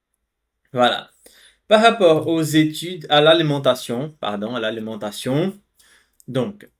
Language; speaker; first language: French; non-native, fluent; Portuguese